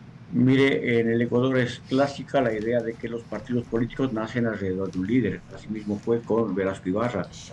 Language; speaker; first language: Spanish; native; Spanish